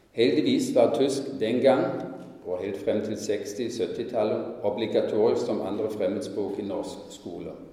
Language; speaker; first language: Norwegian; non-native, fluent; German